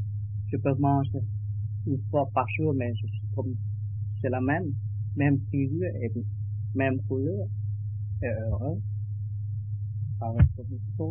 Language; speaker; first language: French; non-native, learner; Vietnamese